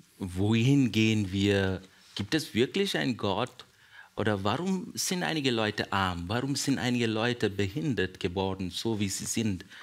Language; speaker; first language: German; non-native, fluent; Kannada